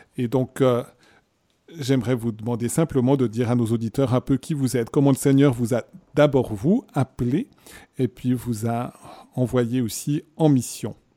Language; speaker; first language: French; native; French